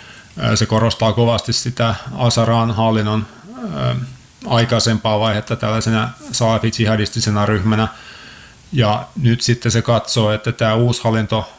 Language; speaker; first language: Finnish; native; Finnish